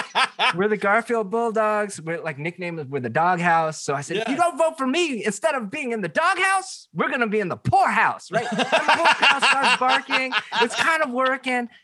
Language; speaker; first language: English; native; English